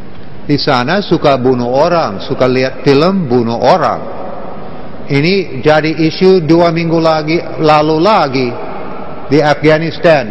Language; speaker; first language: Indonesian; non-native, fluent; English